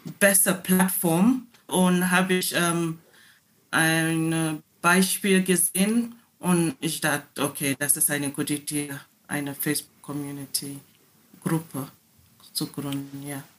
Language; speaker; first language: German; non-native, learner; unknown